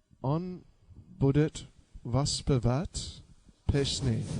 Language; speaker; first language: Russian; non-native, learner; English